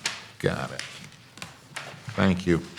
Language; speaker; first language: English; native; English